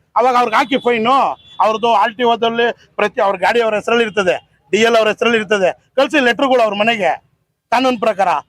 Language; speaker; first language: Kannada; native; Kannada